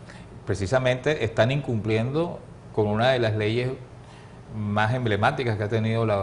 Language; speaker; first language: Spanish; native; Spanish